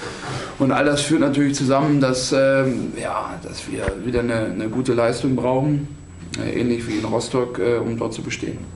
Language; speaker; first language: German; native; German